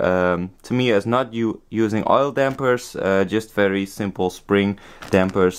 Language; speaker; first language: English; non-native, fluent; Dutch